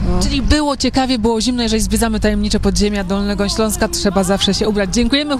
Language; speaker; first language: Polish; native; Polish